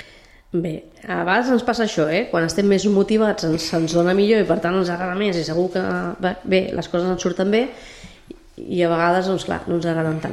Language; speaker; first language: Catalan; native; Catalan